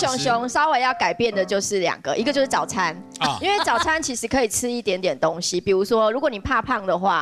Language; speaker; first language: Chinese; native; Chinese